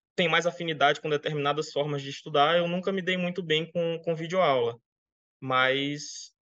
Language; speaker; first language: Portuguese; native; Portuguese